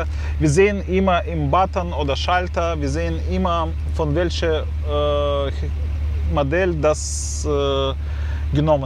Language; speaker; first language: German; non-native, fluent; Russian